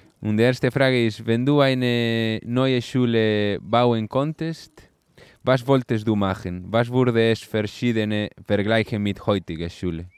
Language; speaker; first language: German; non-native, learner; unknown